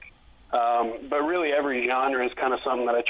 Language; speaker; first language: English; native; English